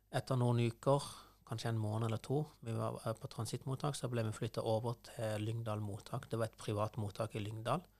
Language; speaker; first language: Norwegian; non-native, fluent; Persian